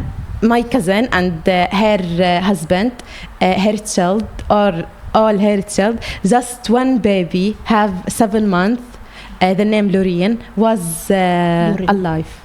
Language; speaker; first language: English; non-native, learner; Arabic